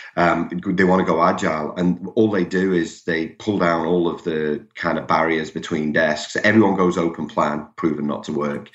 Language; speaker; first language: English; native; English